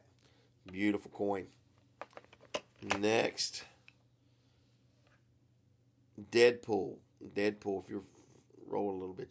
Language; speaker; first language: English; native; English